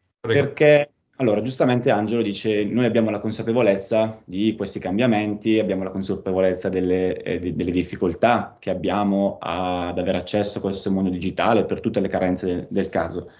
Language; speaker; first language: Italian; native; Italian